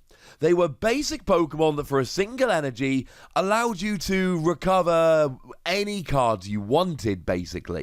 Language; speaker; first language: English; native; English